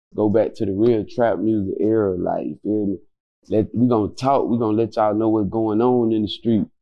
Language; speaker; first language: English; native; English